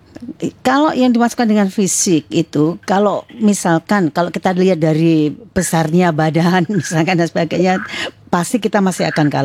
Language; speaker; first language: Indonesian; native; Indonesian